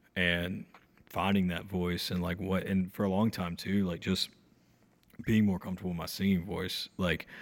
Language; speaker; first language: English; native; English